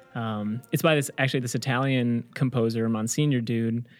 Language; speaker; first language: English; early bilingual, other home language; Arabic